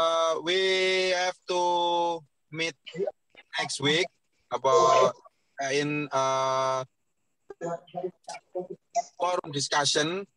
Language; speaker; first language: English; non-native, learner; Indonesian